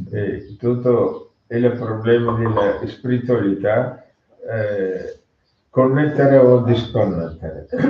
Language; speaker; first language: Italian; non-native, fluent; Tamil